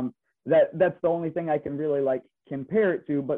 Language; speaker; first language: English; native; English